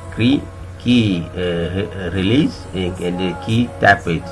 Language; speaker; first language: English; non-native, learner; French